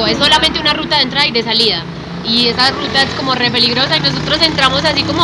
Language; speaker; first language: Spanish; native; Spanish